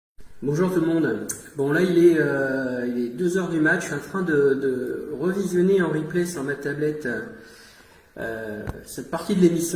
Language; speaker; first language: French; native; French